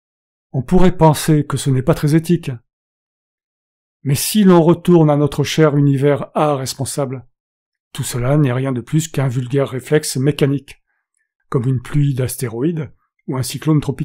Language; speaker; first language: French; native; French